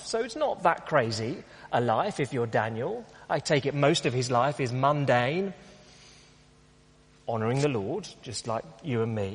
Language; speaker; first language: English; native; English